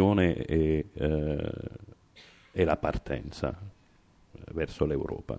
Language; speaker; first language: Italian; non-native, fluent; Arabic